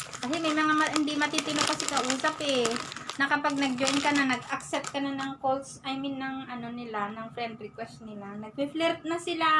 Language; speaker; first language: Filipino; non-native, local second language; Iloko